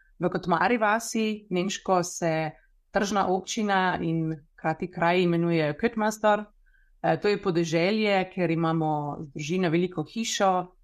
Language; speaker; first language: Slovenian; native; Slovenian